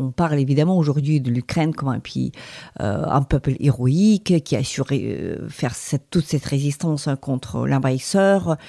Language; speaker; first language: French; non-native, fluent; Ukrainian